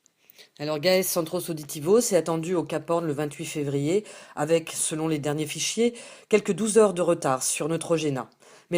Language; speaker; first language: French; native; French